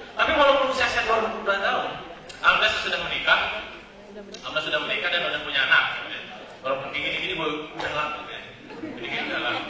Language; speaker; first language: Indonesian; native; Indonesian